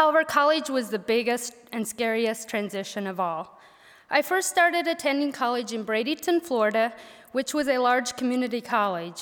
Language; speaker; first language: English; early bilingual, other home language; Pennsylvania German